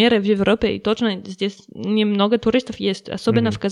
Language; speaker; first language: Russian; non-native, learner; French